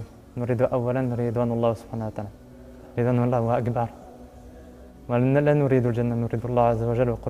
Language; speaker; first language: Arabic; non-native, learner; French